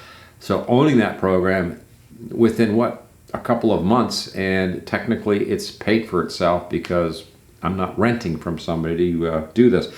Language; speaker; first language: English; native; English